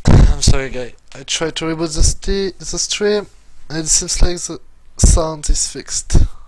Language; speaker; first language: English; non-native, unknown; French